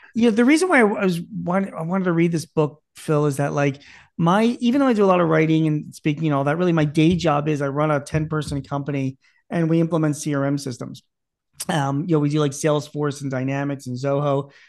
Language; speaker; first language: English; native; English